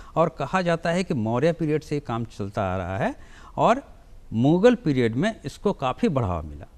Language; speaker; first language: Hindi; native; Hindi